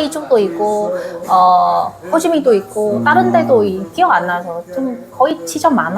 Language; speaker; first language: Korean; non-native, learner; Vietnamese